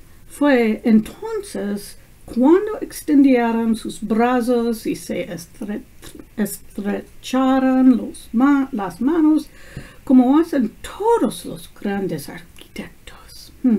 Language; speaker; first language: Spanish; non-native, learner; English